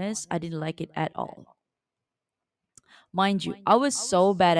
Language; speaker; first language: English; non-native, local second language; Malay